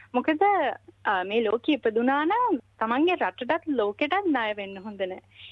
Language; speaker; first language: Sinhala; native; Sinhala